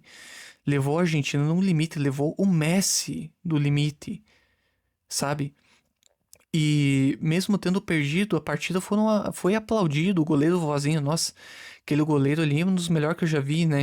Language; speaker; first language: Portuguese; native; Portuguese